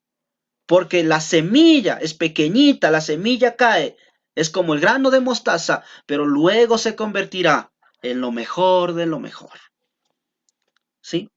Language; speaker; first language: Spanish; native; Spanish